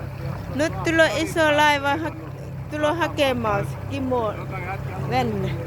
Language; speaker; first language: Finnish; non-native, learner; Thai